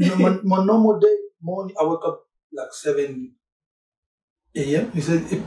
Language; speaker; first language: English; non-native, learner; French